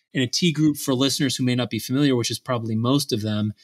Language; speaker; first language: English; native; English